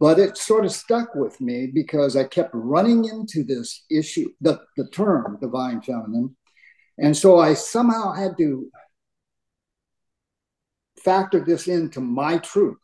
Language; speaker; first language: English; native; English